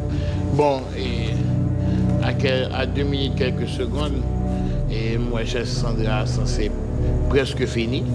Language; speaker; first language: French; non-native, local second language; Haitian Creole